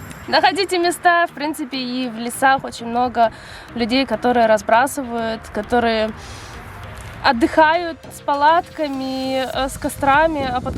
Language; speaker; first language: Russian; early bilingual, heritage; Russian